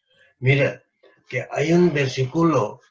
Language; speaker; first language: Spanish; non-native, fluent; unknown